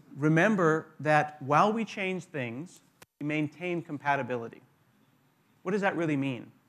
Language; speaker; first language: English; native; English